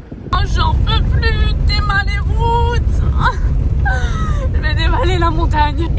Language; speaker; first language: French; native; French